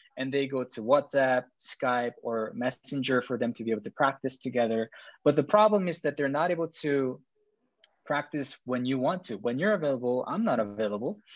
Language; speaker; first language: English; non-native, fluent; Korean